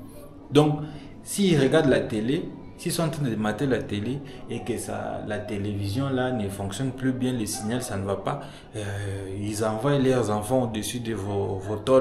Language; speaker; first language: French; non-native, local second language; Lingala